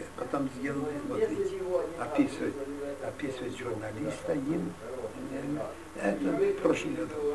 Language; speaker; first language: Russian; non-native, fluent; Yiddish